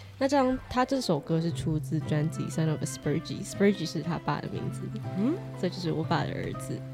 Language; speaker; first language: Chinese; native; Chinese